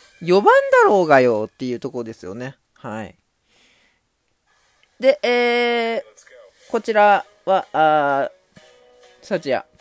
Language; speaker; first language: Japanese; native; Japanese